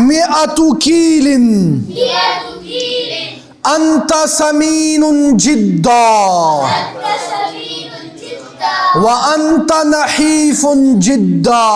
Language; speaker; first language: Arabic; non-native, fluent; Urdu